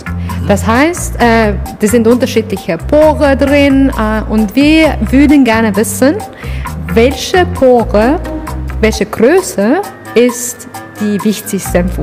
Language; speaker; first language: German; non-native, learner; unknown